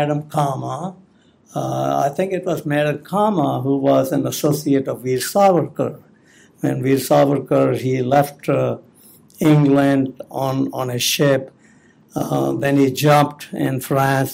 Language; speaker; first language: English; non-native, local second language; Punjabi